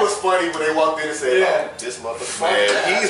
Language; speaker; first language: English; native; English